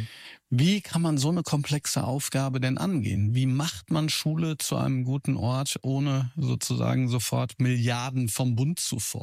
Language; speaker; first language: German; native; German